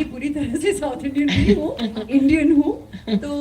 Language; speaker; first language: Hindi; non-native, local second language; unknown